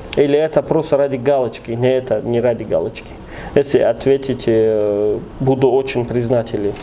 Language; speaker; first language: Russian; non-native, local second language; Tajik